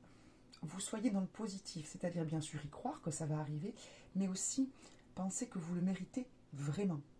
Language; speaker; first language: French; native; French